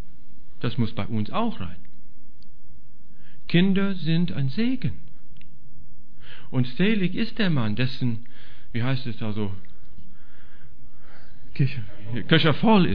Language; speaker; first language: German; non-native, fluent; English